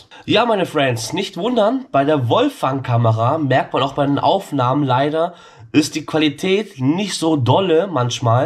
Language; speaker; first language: German; native; German